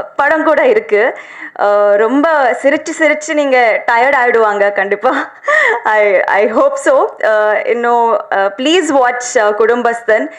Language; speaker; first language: Tamil; non-native, learner; Telugu